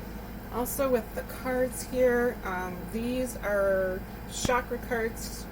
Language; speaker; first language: English; native; English